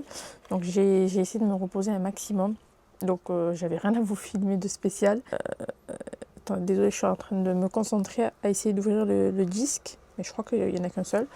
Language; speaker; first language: French; native; French